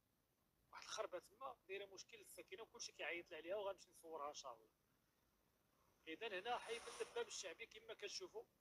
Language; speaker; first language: Arabic; native; Arabic